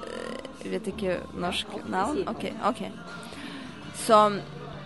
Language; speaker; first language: Norwegian; non-native, learner; Russian